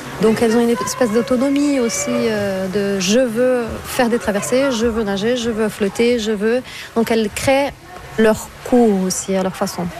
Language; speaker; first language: French; non-native, fluent; Portuguese